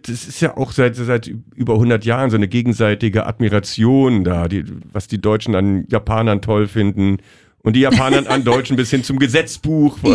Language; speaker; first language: German; native; German